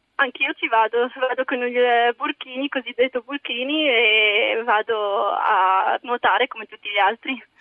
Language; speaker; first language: Italian; early bilingual, other home language; Arabic